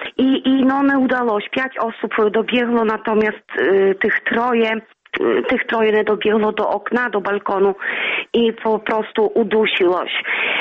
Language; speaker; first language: Polish; non-native, local second language; Belarusian